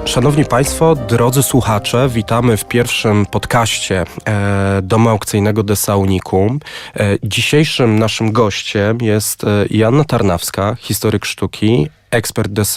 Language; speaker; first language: Polish; native; Polish